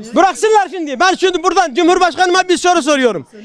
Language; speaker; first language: Turkish; native; Turkish